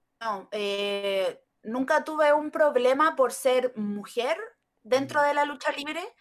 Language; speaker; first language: Portuguese; non-native, learner; Spanish